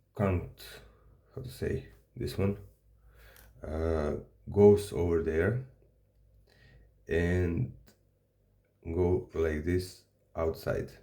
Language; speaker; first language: English; non-native, learner; Serbian